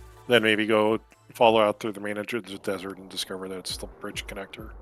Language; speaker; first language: English; native; English